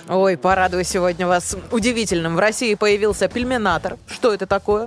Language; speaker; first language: Russian; native; Russian